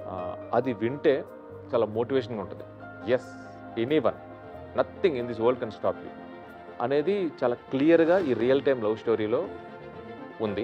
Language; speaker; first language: Telugu; native; Telugu